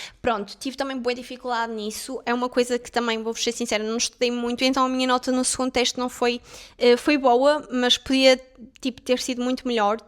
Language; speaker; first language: Portuguese; native; Portuguese